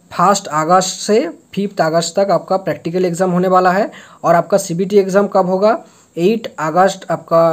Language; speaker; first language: Hindi; non-native, local second language; Bangla